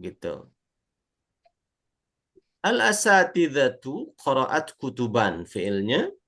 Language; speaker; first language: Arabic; non-native, fluent; Indonesian